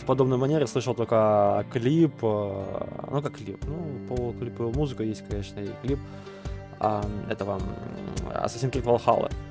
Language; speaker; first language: Russian; native; Russian